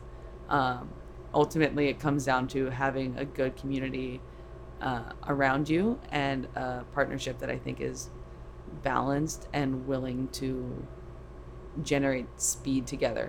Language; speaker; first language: English; native; English